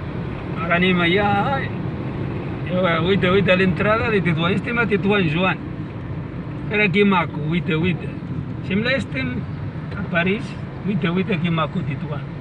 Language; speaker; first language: Catalan; non-native, learner; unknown